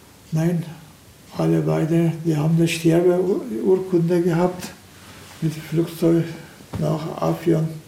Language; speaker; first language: German; non-native, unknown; Turkish